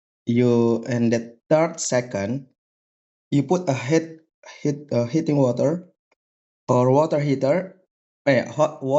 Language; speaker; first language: English; non-native, learner; Indonesian